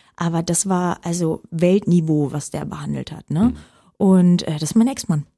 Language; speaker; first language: German; native; German